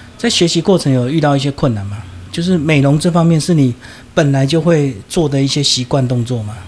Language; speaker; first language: Chinese; native; Chinese